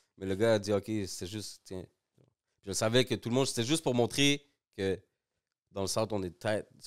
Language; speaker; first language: French; early bilingual, other home language; Spanish